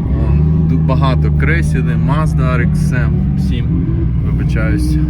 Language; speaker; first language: Ukrainian; non-native, fluent; Russian